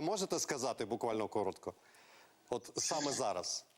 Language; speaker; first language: Ukrainian; native; Ukrainian